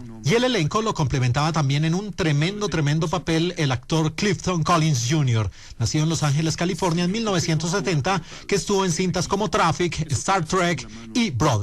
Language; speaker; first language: Spanish; native; Spanish